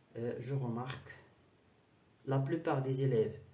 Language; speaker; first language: French; non-native, local second language; Arabic